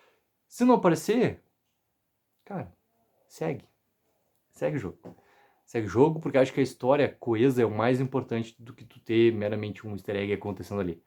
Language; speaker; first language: Portuguese; native; Portuguese